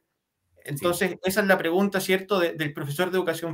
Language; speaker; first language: Spanish; native; Spanish